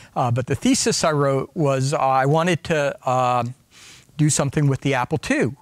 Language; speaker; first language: English; native; English